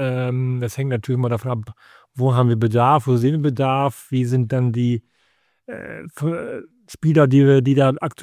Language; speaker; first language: German; native; German